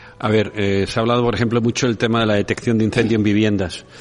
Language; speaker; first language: Spanish; native; Spanish